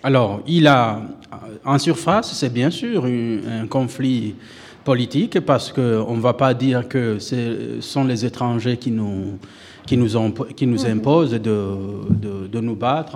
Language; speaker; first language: French; non-native, local second language; Rundi